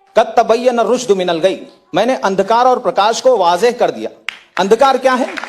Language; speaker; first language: Hindi; native; Hindi